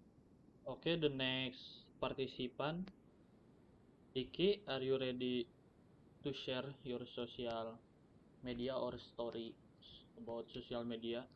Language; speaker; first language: English; non-native, learner; Indonesian